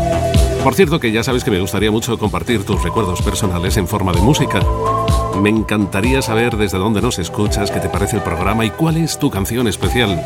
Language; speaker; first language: Spanish; native; Spanish